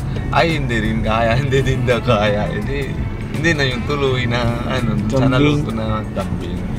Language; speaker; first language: Filipino; non-native, local second language; Cebuano